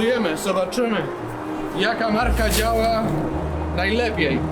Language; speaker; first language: Polish; non-native, learner; Spanish